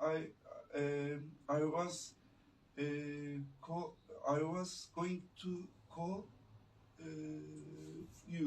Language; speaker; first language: English; non-native, learner; Turkish